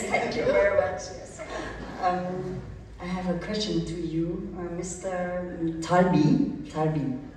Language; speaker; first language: English; early bilingual, other home language; German